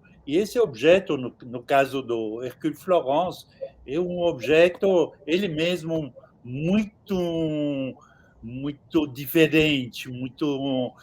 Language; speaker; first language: Portuguese; non-native, fluent; French